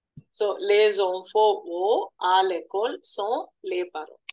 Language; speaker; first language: French; non-native, fluent; Telugu